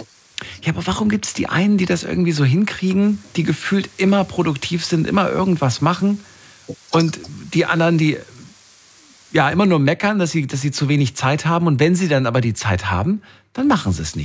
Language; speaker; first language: German; native; German